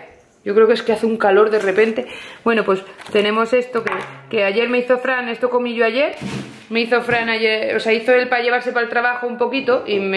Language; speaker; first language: Spanish; native; Spanish